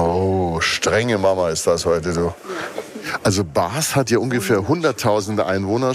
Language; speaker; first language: German; native; German